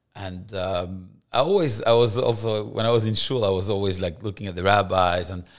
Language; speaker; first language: English; non-native, fluent; French